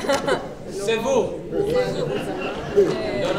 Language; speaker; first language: French; non-native, learner; Hebrew